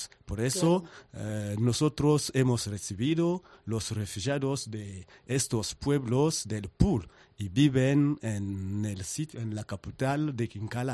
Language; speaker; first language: Spanish; non-native, learner; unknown